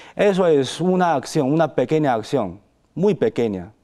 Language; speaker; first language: Spanish; non-native, fluent; Chinese